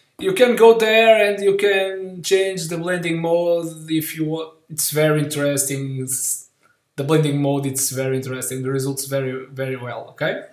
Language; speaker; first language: English; non-native, learner; Portuguese